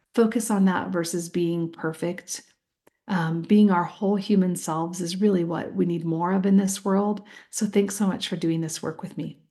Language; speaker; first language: English; native; English